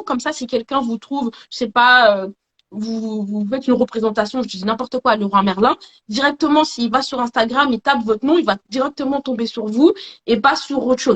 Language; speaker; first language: French; native; French